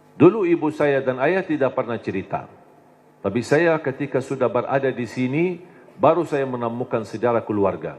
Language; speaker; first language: Indonesian; non-native, fluent; Arabic